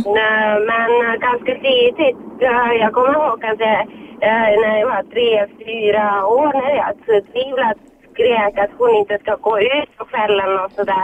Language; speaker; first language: Swedish; non-native, fluent; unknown